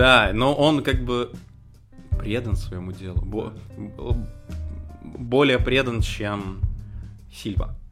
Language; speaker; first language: Russian; native; Russian